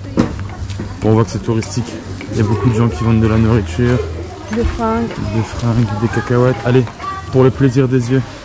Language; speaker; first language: French; native; French